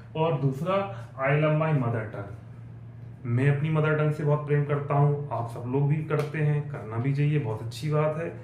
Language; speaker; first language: Hindi; native; Hindi